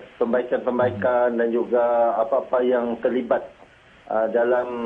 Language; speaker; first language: Malay; native; Malay